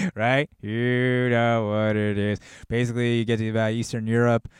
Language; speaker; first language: English; early bilingual, other home language; Korean